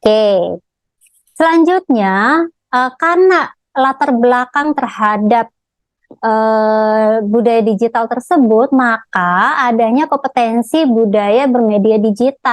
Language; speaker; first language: Indonesian; native; Indonesian